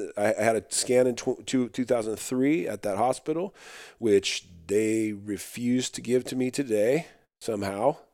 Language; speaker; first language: English; native; English